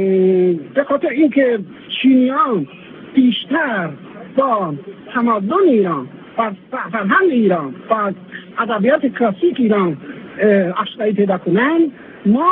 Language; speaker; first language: Persian; non-native, fluent; Chinese